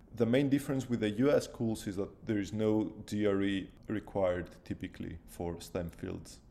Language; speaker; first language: English; non-native, fluent; Greek